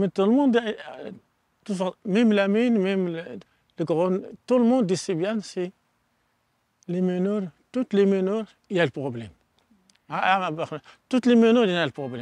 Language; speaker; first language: French; non-native, learner; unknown